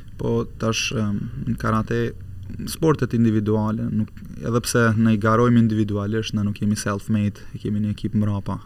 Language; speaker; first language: Albanian; native; Albanian